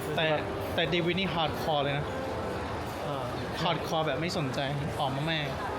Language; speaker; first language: Thai; non-native, fluent; English